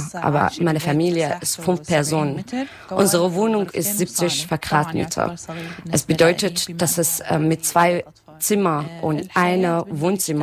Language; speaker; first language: German; non-native, learner; Arabic